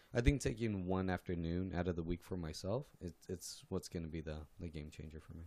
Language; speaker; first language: English; native; English